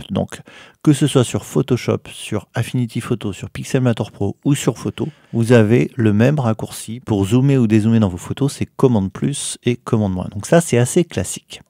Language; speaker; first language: French; native; French